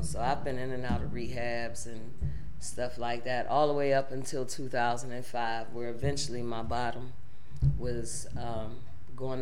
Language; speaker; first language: English; native; English